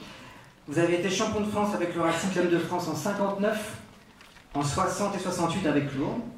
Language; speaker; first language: French; native; French